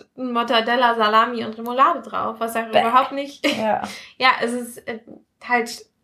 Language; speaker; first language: German; early bilingual, other home language; Spanish